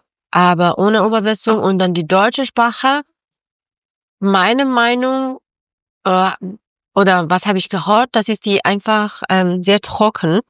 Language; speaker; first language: German; non-native, learner; Persian